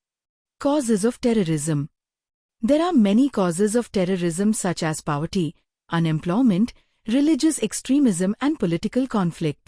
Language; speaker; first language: English; non-native, fluent; Hindi